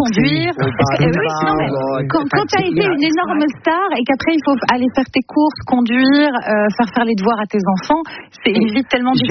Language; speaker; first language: French; native; French